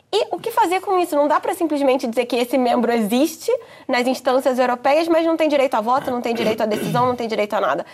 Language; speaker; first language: Portuguese; native; Portuguese